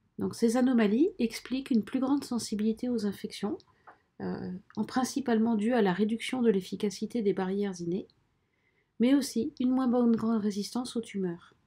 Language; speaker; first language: French; native; French